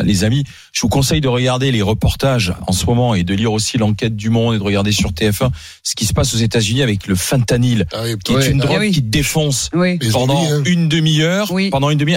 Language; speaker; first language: French; native; French